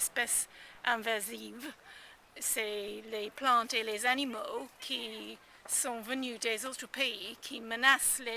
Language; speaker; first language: French; non-native, learner; English